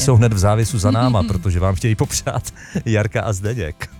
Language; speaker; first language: Czech; native; Czech